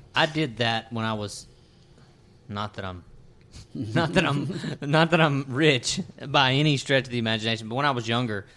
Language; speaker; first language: English; native; English